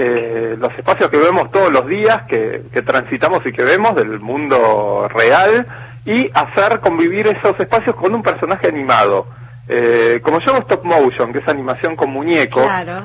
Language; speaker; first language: Spanish; native; Spanish